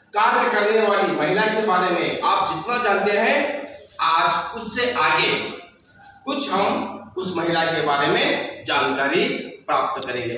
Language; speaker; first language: Hindi; non-native, local second language; Kannada